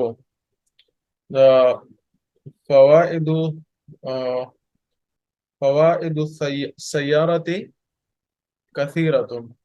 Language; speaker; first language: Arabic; non-native, fluent; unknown